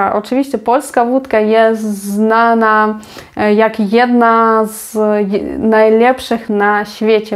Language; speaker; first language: Polish; non-native, fluent; Ukrainian